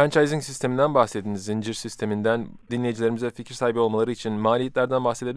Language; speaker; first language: Turkish; native; Turkish